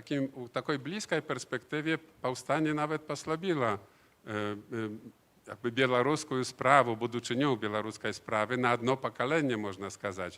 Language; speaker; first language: Polish; non-native, learner; Belarusian